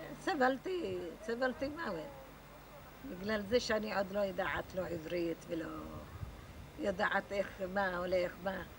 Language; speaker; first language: Hebrew; non-native, fluent; Arabic